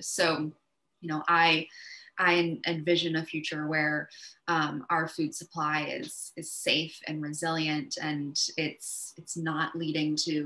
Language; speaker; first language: English; native; English